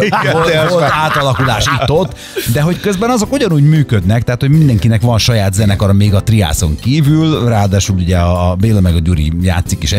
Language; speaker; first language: Hungarian; native; Hungarian